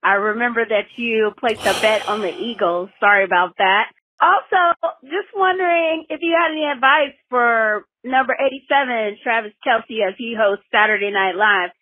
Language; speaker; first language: English; native; English